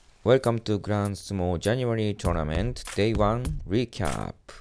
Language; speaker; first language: English; non-native, learner; Japanese